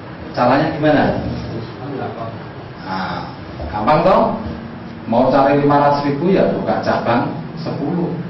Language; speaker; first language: Indonesian; native; Indonesian